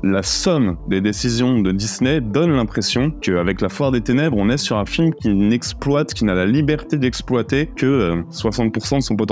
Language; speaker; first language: French; native; French